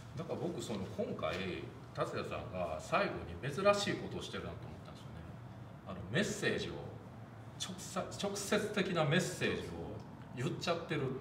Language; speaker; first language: Japanese; native; Japanese